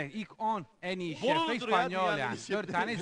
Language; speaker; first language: Turkish; non-native, fluent; Italian